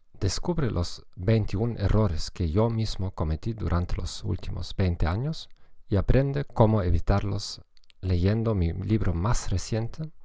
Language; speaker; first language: Spanish; non-native, fluent; German